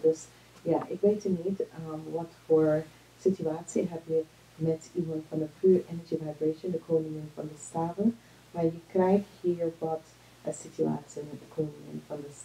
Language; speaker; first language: Dutch; non-native, fluent; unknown